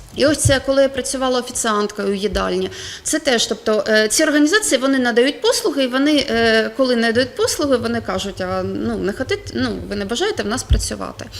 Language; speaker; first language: Ukrainian; non-native, local second language; Russian